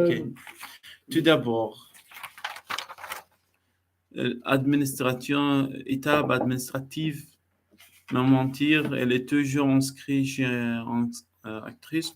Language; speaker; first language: French; non-native, learner; Arabic